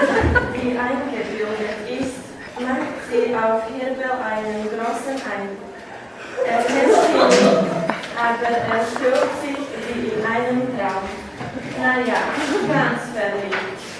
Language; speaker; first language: German; non-native, learner; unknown